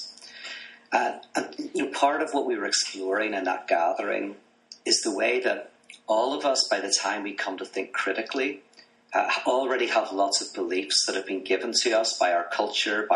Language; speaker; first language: English; native; English